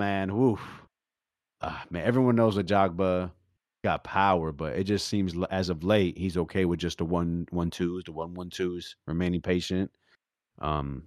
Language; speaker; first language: English; native; English